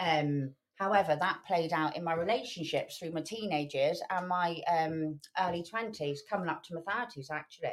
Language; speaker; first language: English; native; English